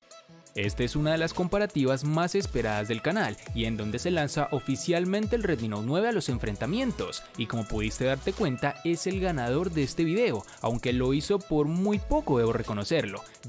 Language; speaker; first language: Spanish; native; Spanish